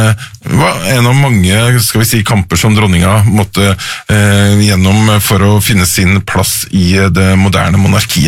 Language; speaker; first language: Norwegian; native; Norwegian